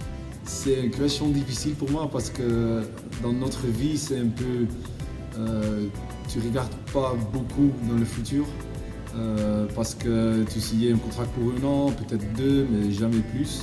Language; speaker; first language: French; non-native, learner; Dutch